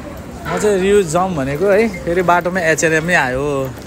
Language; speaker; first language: Nepali; native; Nepali